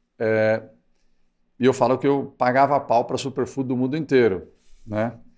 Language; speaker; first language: Portuguese; early bilingual, other home language; Spanish